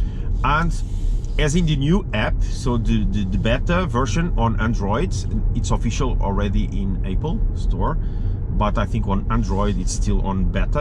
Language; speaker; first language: English; non-native, fluent; Portuguese